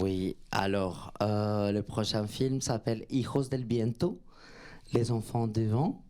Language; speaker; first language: French; non-native, fluent; Spanish